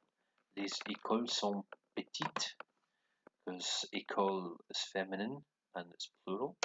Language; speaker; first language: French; non-native, learner; English